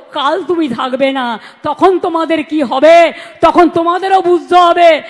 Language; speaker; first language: Bangla; native; Bangla